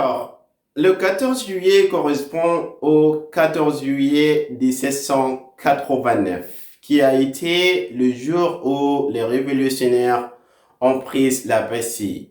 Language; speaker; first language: French; non-native, fluent; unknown